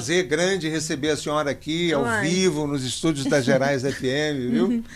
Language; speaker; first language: Portuguese; native; Portuguese